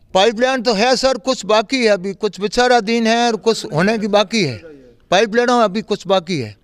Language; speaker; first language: Hindi; native; Hindi